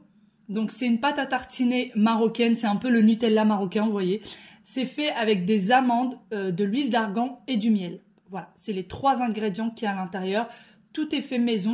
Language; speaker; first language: French; native; French